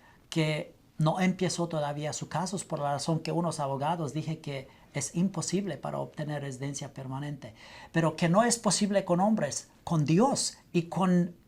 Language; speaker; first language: Spanish; non-native, learner; English